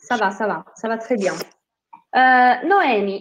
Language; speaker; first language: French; non-native, fluent; Italian